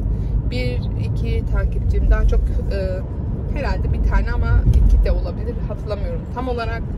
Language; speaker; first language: Turkish; early bilingual, heritage; Turkish